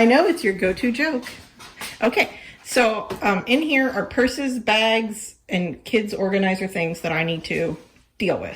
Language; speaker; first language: English; native; English